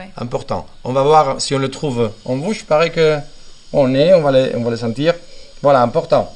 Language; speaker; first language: French; non-native, fluent; Spanish